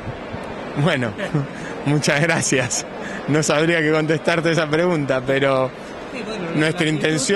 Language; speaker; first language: Spanish; native; Spanish